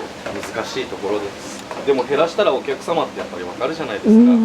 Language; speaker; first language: Japanese; native; Japanese